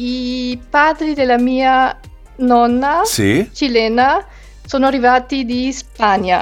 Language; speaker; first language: Italian; non-native, learner; Spanish